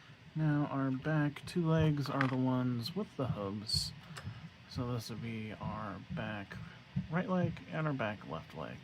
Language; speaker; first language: English; native; English